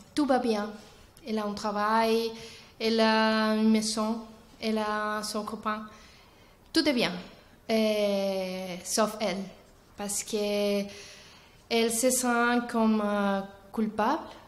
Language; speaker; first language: French; non-native, learner; Spanish